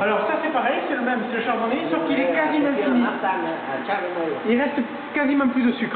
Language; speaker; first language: French; native; French